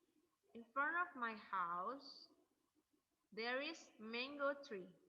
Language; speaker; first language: English; non-native, learner; Indonesian